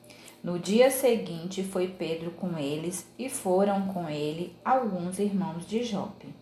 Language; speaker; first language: Portuguese; native; Portuguese